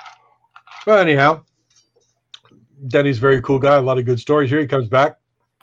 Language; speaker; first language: English; native; English